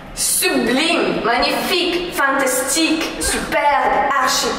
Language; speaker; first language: French; non-native, learner; Latvian